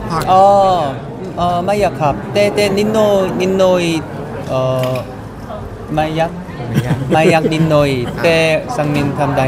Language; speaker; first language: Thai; non-native, learner; Korean